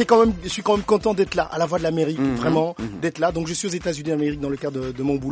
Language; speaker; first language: French; non-native, local second language; Lingala